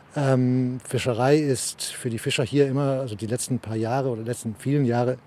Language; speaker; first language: German; early bilingual, heritage; German